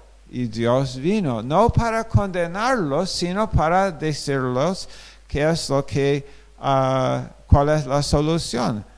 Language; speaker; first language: Spanish; non-native, fluent; English